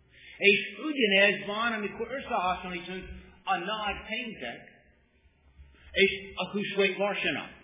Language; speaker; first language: Hungarian; non-native, learner; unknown